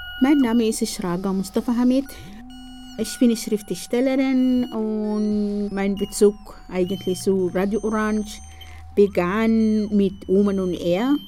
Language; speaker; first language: German; non-native, fluent; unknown